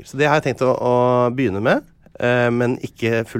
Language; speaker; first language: Norwegian; native; Norwegian